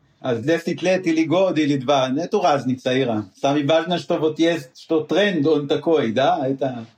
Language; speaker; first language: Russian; non-native, learner; Hebrew